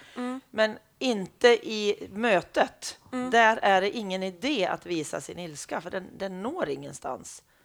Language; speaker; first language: Swedish; native; Swedish